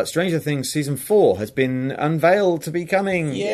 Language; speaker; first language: English; native; English